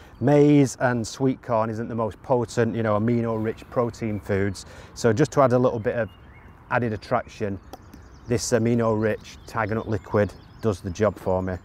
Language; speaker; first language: English; native; English